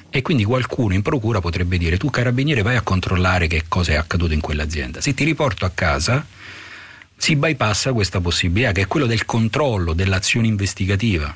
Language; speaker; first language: Italian; native; Italian